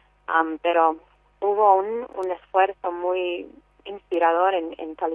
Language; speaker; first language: Spanish; non-native, fluent; English